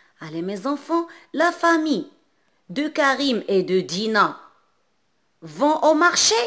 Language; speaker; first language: French; non-native, local second language; Arabic